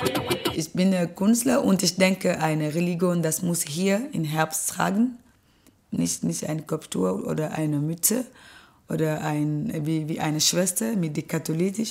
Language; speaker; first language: German; non-native, learner; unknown